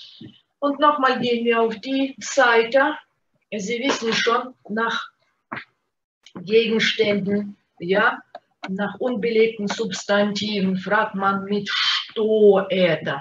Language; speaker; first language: German; non-native, fluent; Russian